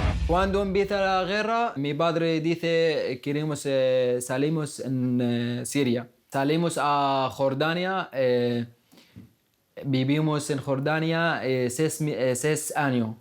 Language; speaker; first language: Spanish; non-native, learner; Arabic